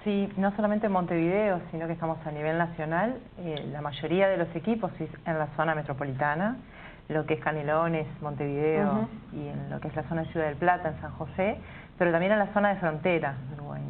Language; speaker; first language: Spanish; native; Spanish